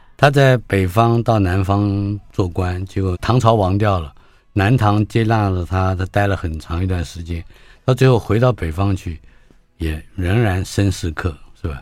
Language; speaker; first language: Chinese; native; Chinese